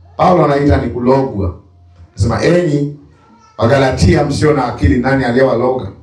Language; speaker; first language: Swahili; native; Swahili